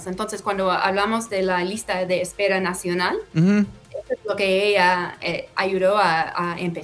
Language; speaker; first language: Spanish; non-native, fluent; English